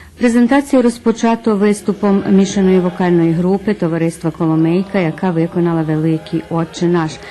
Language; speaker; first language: Ukrainian; early bilingual, heritage; Ukrainian